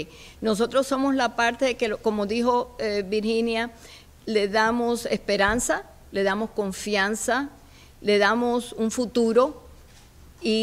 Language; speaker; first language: Spanish; native; Spanish